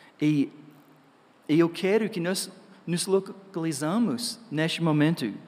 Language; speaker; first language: Portuguese; non-native, fluent; English